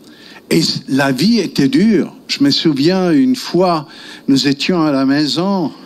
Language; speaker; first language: French; non-native, local second language; German